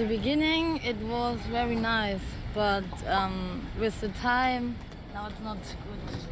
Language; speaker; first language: English; non-native, learner; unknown